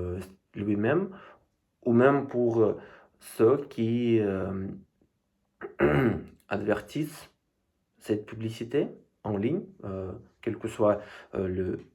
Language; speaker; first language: French; non-native, fluent; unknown